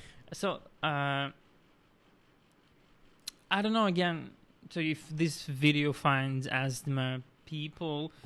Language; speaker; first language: English; non-native, fluent; Russian